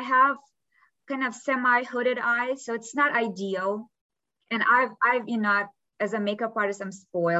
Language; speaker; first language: English; non-native, fluent; Ukrainian